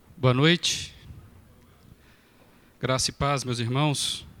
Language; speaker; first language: Portuguese; native; Portuguese